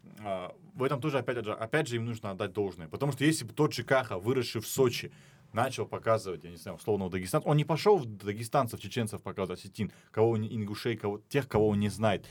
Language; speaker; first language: Russian; non-native, local second language; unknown